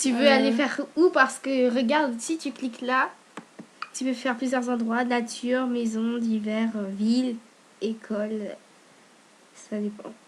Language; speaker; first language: French; native; French